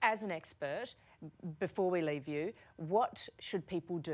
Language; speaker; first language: English; native; English